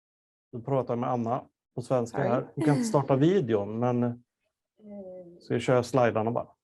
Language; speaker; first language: Swedish; native; Swedish